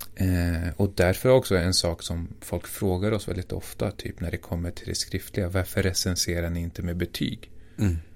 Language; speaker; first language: Swedish; native; Swedish